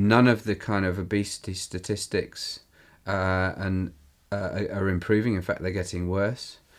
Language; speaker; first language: English; native; English